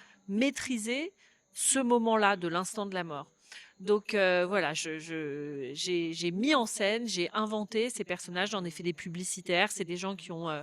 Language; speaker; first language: French; native; French